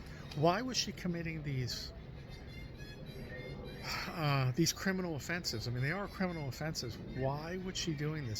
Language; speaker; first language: English; native; English